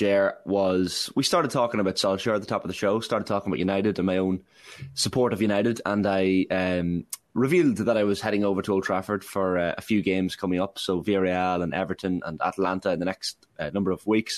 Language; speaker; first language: English; native; English